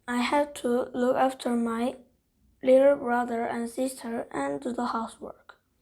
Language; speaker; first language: English; non-native, fluent; Korean